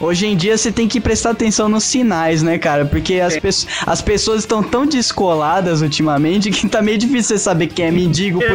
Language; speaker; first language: Portuguese; native; Portuguese